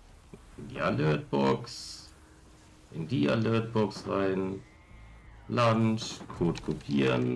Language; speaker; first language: German; native; German